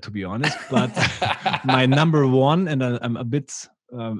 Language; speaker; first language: English; non-native, fluent; German